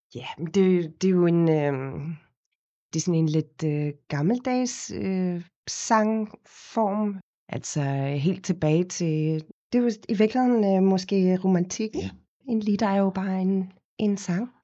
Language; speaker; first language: Danish; non-native, fluent; Afrikaans